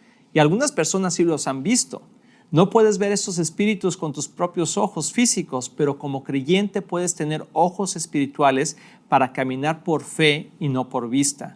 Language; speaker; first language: Spanish; native; Spanish